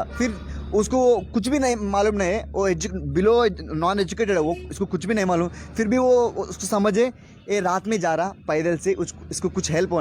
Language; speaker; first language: Hindi; non-native, local second language; Telugu